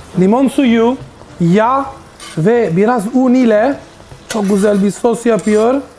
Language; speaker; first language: Turkish; non-native, learner; Italian